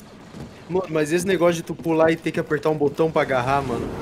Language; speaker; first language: Portuguese; native; Portuguese